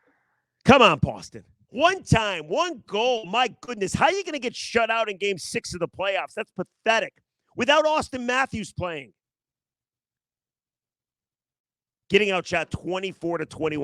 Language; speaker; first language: English; native; English